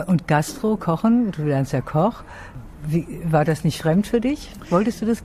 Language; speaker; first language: German; native; German